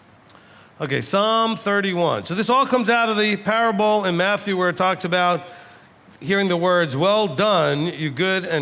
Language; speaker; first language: English; native; English